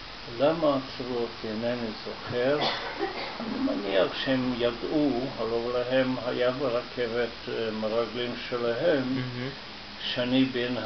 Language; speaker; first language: Hebrew; non-native, fluent; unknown